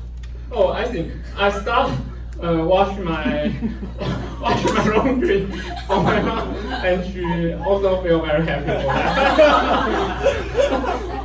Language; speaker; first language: English; non-native, learner; Chinese